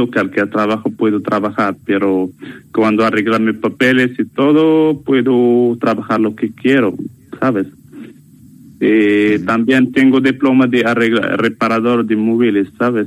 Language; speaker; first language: Spanish; non-native, learner; Arabic